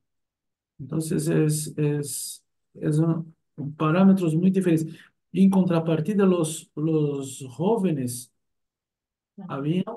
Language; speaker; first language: Spanish; non-native, fluent; Portuguese